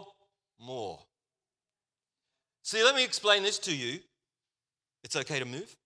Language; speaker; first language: English; native; English